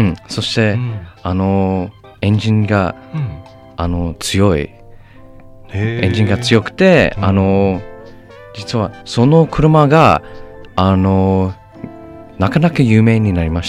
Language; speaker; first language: Japanese; non-native, learner; English